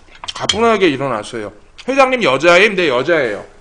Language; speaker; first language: Korean; native; Korean